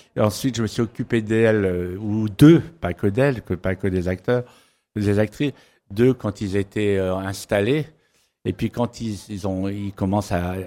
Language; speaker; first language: French; native; French